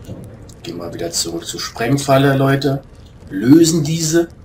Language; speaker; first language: German; native; German